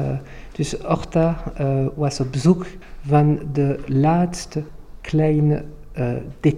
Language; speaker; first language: Dutch; non-native, local second language; French